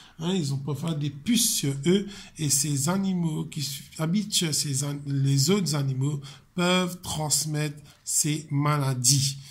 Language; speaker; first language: French; non-native, local second language; Morisyen